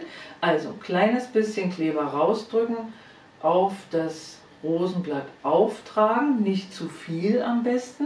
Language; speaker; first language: German; native; German